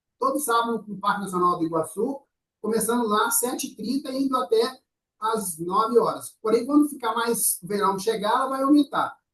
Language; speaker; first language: Portuguese; native; Portuguese